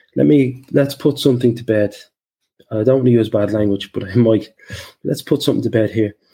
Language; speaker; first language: English; native; English